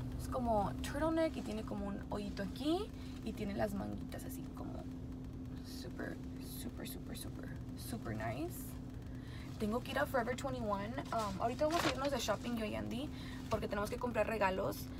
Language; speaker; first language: Spanish; early bilingual, heritage; Spanish